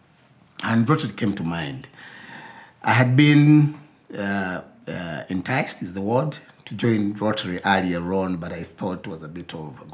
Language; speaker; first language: English; non-native, local second language; Ganda